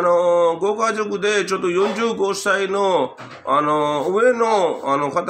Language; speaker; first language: Japanese; non-native, fluent; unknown